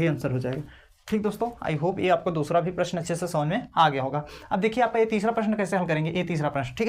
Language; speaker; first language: Hindi; native; Hindi